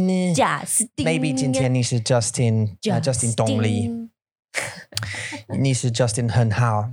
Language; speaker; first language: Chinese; non-native, learner; English